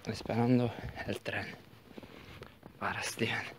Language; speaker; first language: Spanish; non-native, learner; Bulgarian